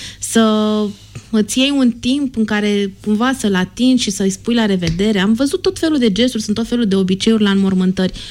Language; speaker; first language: Romanian; native; Romanian